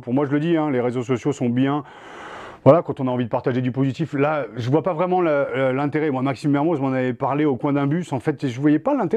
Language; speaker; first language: French; native; French